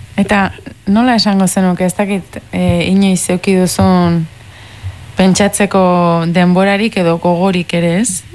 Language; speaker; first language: Basque; native; Basque